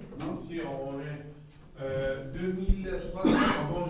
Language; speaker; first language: French; non-native, fluent; Arabic